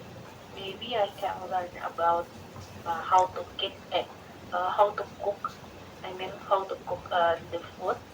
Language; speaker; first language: English; non-native, learner; Indonesian